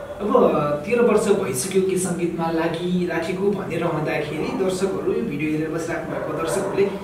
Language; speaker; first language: Nepali; native; Nepali